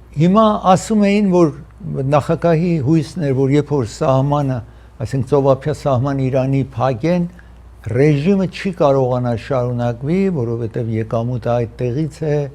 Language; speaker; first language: Armenian; early bilingual, heritage; Armenian